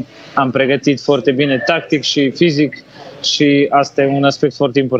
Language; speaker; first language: Romanian; non-native, fluent; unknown